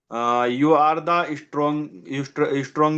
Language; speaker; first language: English; non-native, learner; Hindi